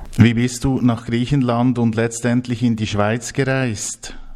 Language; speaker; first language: German; native; German